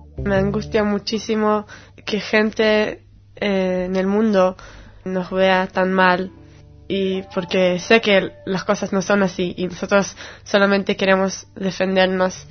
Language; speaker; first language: Spanish; non-native, fluent; Hebrew